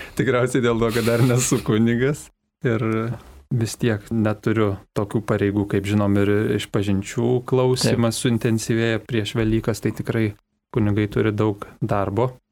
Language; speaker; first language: Lithuanian; native; Lithuanian